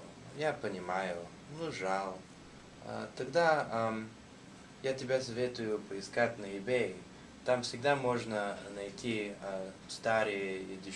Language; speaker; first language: Russian; non-native, learner; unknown